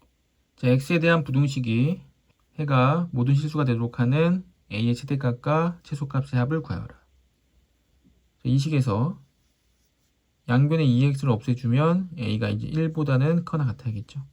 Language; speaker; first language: Korean; native; Korean